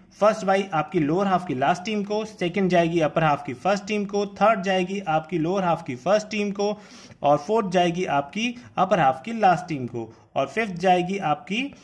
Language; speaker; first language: Hindi; native; Hindi